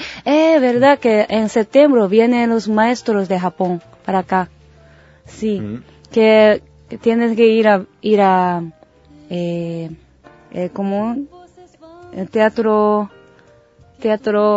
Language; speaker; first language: Spanish; non-native, learner; Japanese